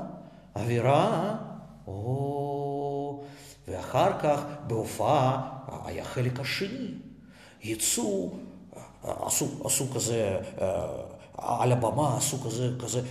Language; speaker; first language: Hebrew; non-native, fluent; Russian